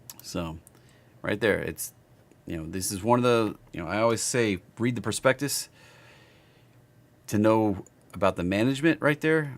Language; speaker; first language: English; native; English